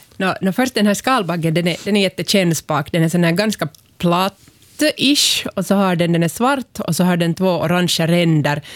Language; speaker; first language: Swedish; native; Swedish